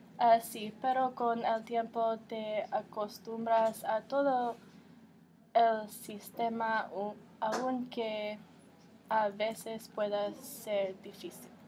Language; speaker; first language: Spanish; non-native, learner; English